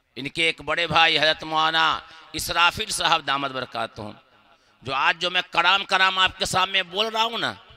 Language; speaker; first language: Hindi; native; Hindi